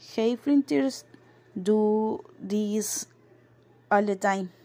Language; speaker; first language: English; non-native, learner; Spanish